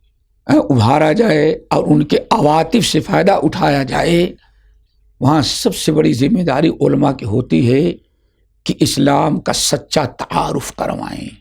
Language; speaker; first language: Urdu; native; Urdu